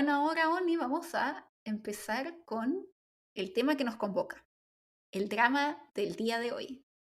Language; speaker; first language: Spanish; native; Spanish